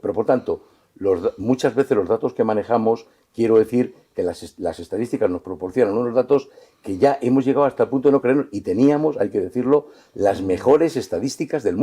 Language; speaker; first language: Spanish; native; Spanish